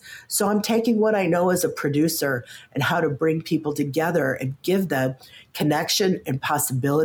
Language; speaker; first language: English; native; English